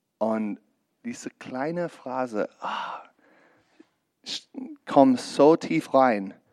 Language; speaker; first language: German; non-native, learner; English